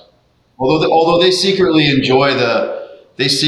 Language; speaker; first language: English; native; English